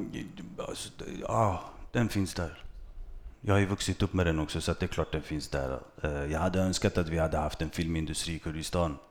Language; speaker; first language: Swedish; early bilingual, other home language; Kurdish